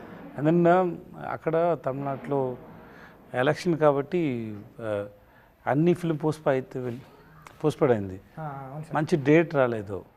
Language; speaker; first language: Telugu; non-native, learner; Tamil